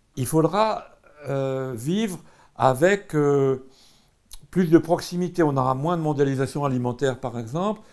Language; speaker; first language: French; native; French